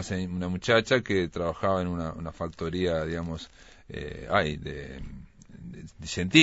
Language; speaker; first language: Spanish; native; Spanish